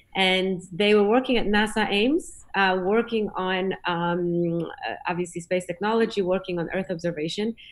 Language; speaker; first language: English; non-native, fluent; Polish